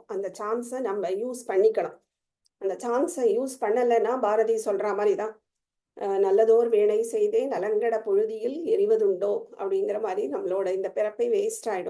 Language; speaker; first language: Tamil; native; Tamil